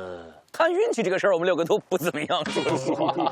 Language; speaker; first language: Chinese; native; Chinese